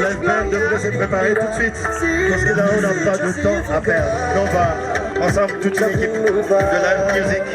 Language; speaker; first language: French; non-native, local second language; Rundi